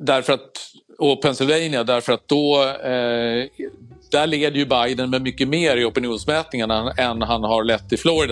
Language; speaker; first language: Swedish; native; Swedish